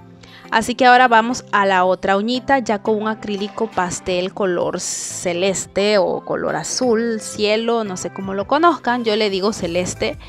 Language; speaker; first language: Spanish; native; Spanish